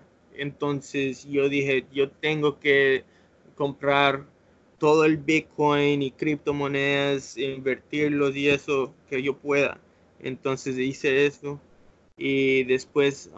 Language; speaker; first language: Spanish; early bilingual, heritage; English